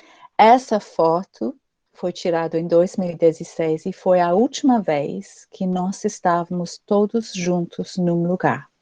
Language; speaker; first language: Portuguese; non-native, fluent; English